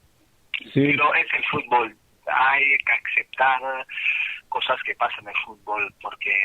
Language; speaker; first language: Spanish; non-native, fluent; French